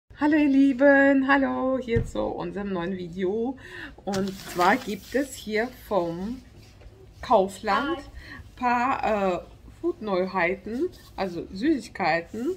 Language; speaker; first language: German; non-native, fluent; Russian